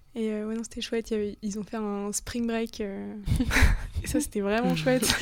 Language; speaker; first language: French; native; French